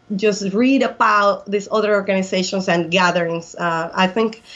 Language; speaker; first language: English; non-native, fluent; Spanish